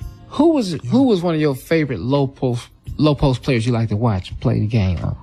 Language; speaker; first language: English; native; English